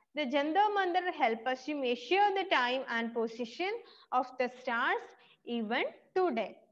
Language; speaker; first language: English; non-native, local second language; Malayalam